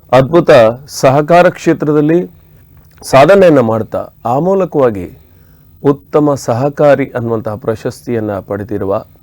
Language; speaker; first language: Kannada; native; Kannada